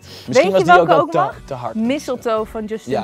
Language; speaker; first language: Dutch; native; Dutch